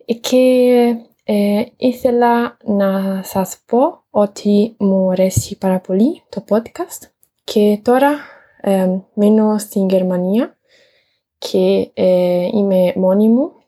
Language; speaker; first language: Greek; non-native, learner; Italian